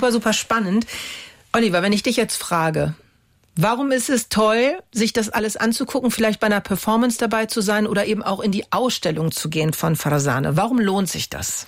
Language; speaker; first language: German; native; German